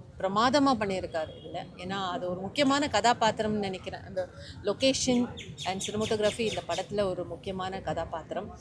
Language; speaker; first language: Tamil; native; Tamil